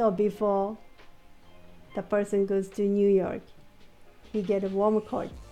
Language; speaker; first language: English; non-native, fluent; Japanese